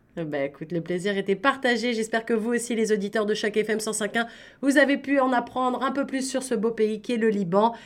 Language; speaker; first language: French; native; French